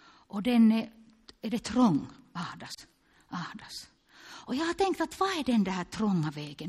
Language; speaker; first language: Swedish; non-native, local second language; Finnish